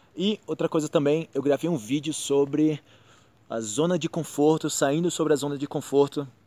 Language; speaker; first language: Portuguese; native; Portuguese